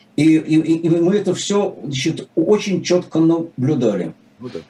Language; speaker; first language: Russian; native; Russian